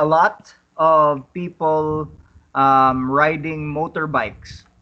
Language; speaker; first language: English; non-native, fluent; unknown